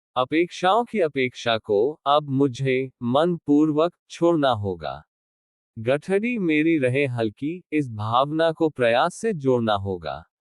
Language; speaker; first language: Hindi; non-native, local second language; Marathi